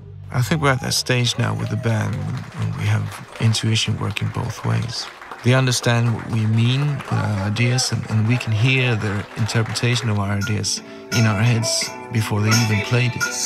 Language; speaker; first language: English; non-native, fluent; Swedish